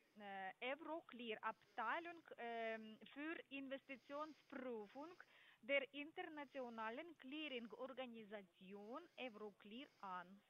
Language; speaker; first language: German; non-native, learner; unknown